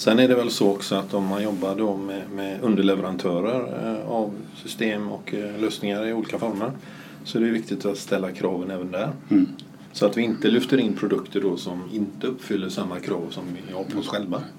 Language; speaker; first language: Swedish; native; Swedish